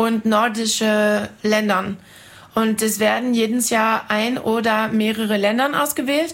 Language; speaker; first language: German; non-native, fluent; French